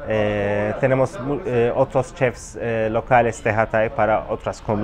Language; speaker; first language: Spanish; non-native, fluent; Turkish